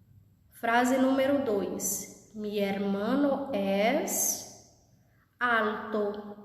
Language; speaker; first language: Spanish; non-native, fluent; Portuguese